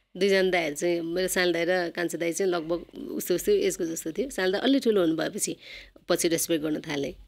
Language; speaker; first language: Nepali; non-native, local second language; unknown